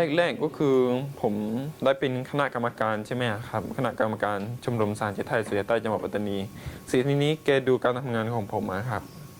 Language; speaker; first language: Thai; non-native, local second language; Pattani Malay